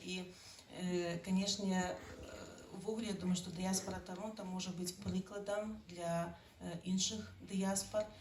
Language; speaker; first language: Belarusian; non-native, local second language; Russian